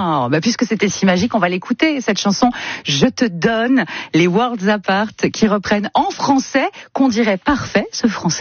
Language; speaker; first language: French; native; French